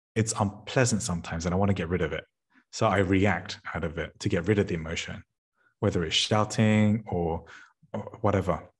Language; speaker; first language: English; native; English